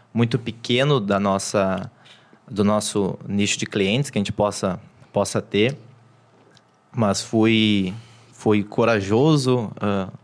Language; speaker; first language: Portuguese; native; Portuguese